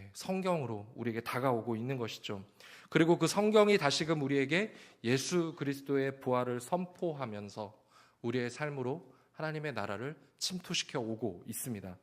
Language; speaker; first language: Korean; native; Korean